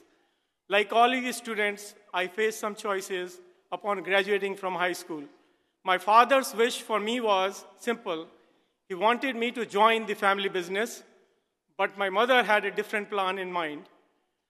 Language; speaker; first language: English; non-native, local second language; Hindi